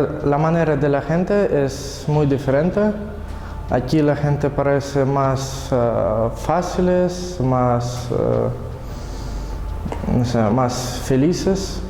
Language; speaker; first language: Spanish; non-native, fluent; Russian